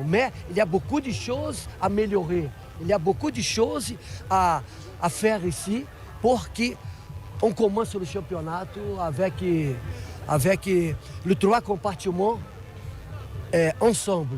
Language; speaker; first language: French; non-native, fluent; Portuguese